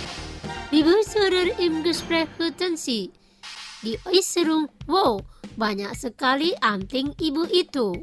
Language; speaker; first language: German; non-native, fluent; Indonesian